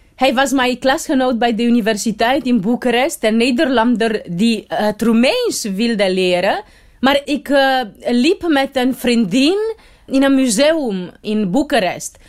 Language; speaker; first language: Dutch; non-native, fluent; Romanian